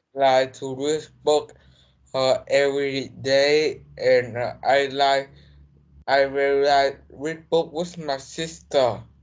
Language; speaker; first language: English; non-native, learner; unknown